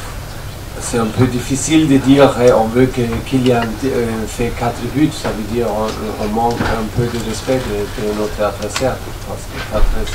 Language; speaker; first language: French; non-native, fluent; German